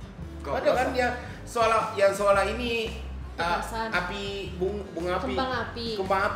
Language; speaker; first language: Indonesian; non-native, fluent; Japanese